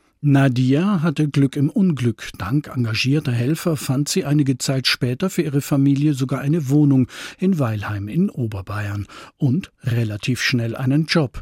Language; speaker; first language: German; native; German